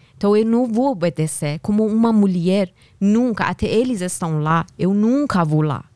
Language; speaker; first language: Portuguese; non-native, learner; Persian